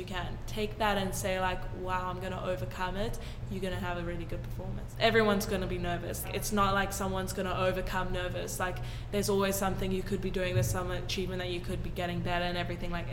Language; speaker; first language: English; native; English